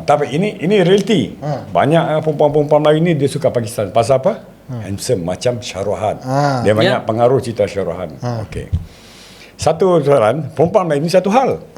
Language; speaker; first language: Malay; native; Malay